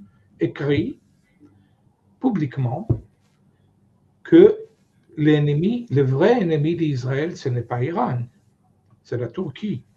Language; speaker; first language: French; non-native, fluent; Hebrew